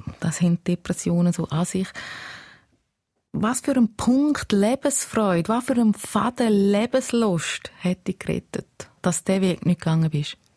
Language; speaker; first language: German; native; German